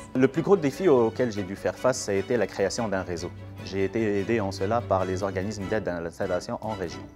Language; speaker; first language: French; non-native, local second language; Arabic